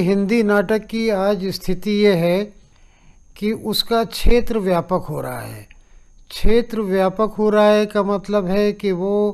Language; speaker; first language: Hindi; native; Hindi